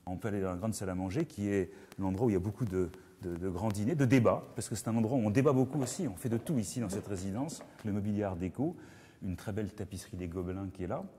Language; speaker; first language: French; native; French